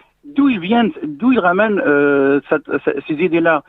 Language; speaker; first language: French; non-native, local second language; Arabic